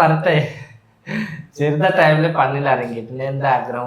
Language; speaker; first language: Malayalam; non-native, learner; Bangla